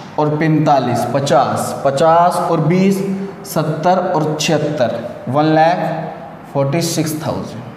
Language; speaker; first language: Hindi; native; Hindi